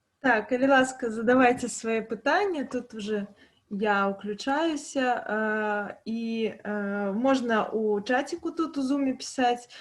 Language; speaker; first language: Belarusian; native; Belarusian